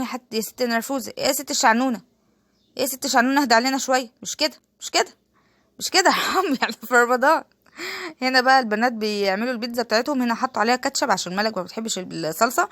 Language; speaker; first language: Arabic; native; Arabic